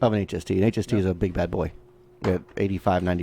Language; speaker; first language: English; native; English